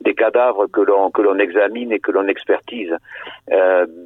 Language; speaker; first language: French; native; French